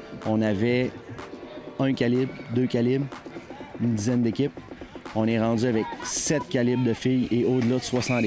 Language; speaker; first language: French; native; French